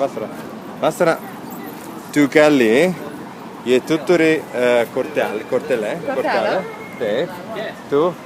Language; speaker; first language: Lithuanian; non-native, learner; Italian